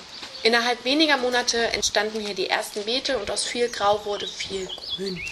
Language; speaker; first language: German; native; German